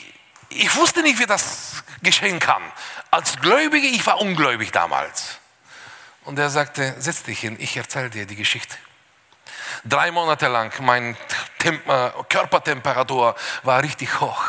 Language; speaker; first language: German; non-native, fluent; Bulgarian